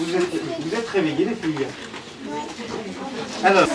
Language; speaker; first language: French; native; French